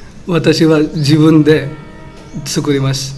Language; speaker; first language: Japanese; non-native, learner; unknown